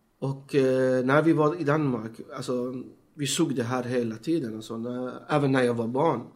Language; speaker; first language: Swedish; non-native, fluent; Persian